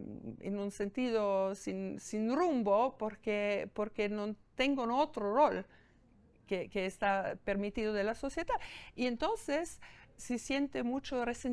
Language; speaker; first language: Spanish; non-native, fluent; German